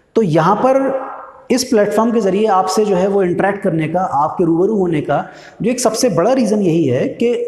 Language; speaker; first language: Hindi; native; Hindi